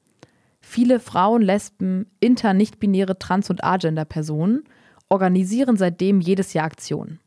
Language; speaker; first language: German; native; German